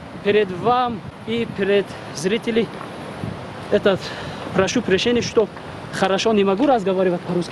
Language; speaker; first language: Russian; non-native, learner; Tajik